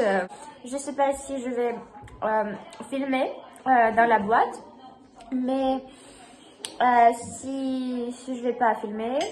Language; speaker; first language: French; non-native, fluent; Russian